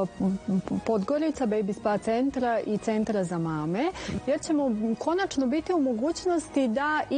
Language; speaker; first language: Serbian; native; Serbian